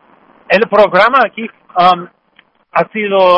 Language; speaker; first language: Spanish; non-native, fluent; English